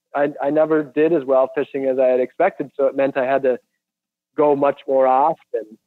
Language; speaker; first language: English; native; English